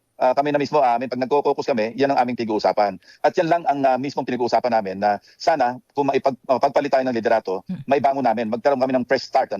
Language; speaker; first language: Filipino; native; Filipino